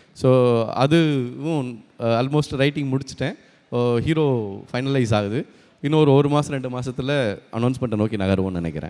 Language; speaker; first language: Tamil; native; Tamil